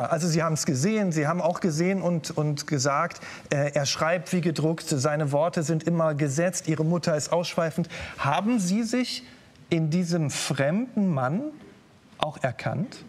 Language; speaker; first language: German; native; German